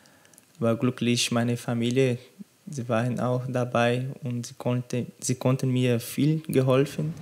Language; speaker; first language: German; non-native, learner; Portuguese